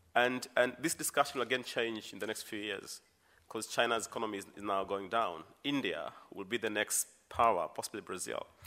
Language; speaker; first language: English; non-native, local second language; Swahili